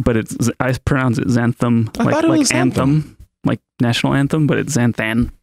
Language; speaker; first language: English; native; English